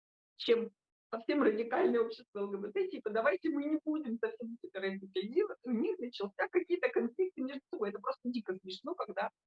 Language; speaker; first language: Russian; native; Russian